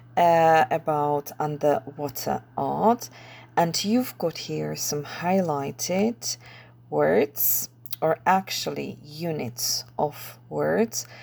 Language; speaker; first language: English; non-native, fluent; Czech